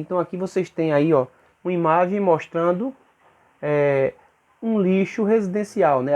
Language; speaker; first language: Portuguese; native; Portuguese